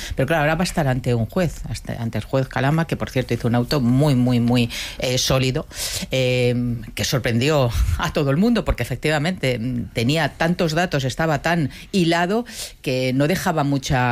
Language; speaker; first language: Spanish; native; Spanish